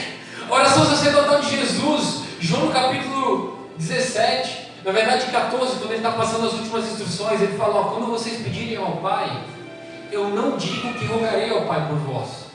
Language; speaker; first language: Portuguese; native; Portuguese